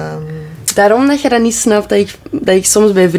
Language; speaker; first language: Dutch; native; Dutch